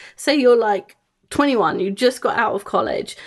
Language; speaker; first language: English; native; English